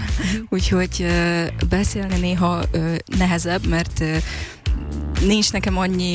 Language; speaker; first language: Hungarian; non-native, local second language; Ukrainian